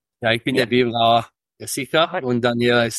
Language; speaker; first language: German; early bilingual, heritage; English